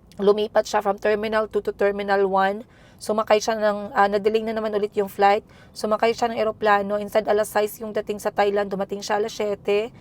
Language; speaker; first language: Filipino; non-native, local second language; Cebuano